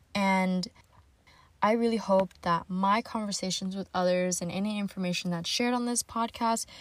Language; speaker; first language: English; native; English